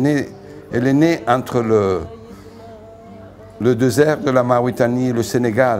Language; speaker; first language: French; non-native, fluent; Italian